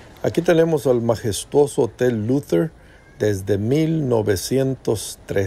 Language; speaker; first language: Spanish; early bilingual, heritage; Spanish